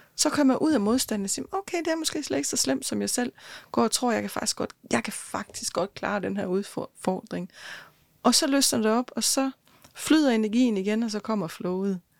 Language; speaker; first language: Danish; native; Danish